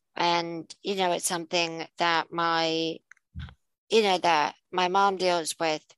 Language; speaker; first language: English; native; English